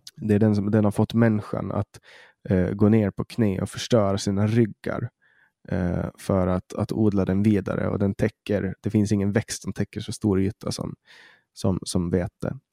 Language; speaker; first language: Swedish; native; Swedish